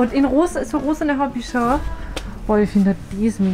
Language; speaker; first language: German; native; German